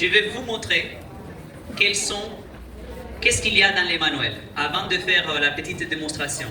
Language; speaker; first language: French; non-native, fluent; Spanish